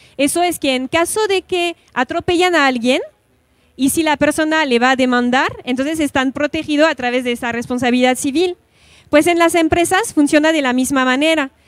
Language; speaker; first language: Spanish; non-native, fluent; French